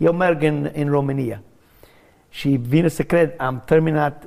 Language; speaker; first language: Romanian; non-native, learner; English